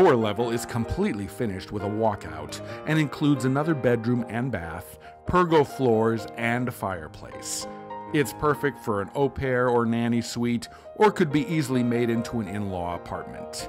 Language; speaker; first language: English; native; English